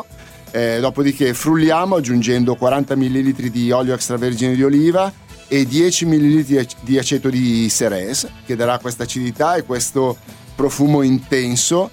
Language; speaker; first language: Italian; native; Italian